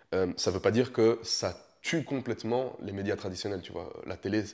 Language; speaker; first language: French; early bilingual, other home language; Romanian